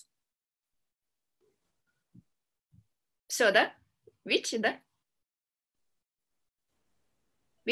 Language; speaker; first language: Russian; non-native, learner; Kyrgyz